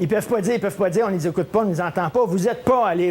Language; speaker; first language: French; native; French